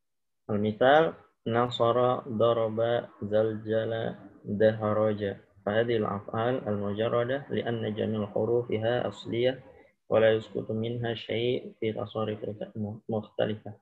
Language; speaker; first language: Arabic; non-native, learner; Indonesian